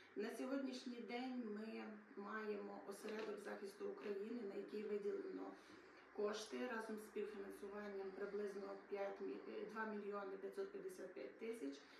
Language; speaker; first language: Ukrainian; native; Ukrainian